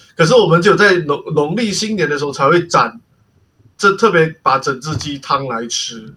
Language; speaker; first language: Chinese; native; Chinese